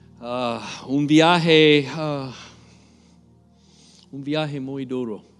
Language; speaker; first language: Spanish; non-native, learner; English